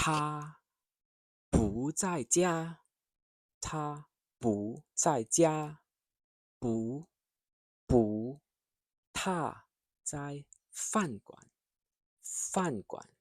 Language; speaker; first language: Chinese; non-native, fluent; English